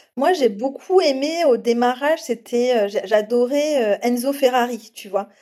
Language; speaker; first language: French; native; French